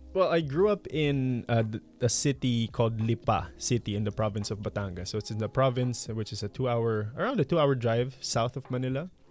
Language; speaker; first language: English; non-native, local second language; Filipino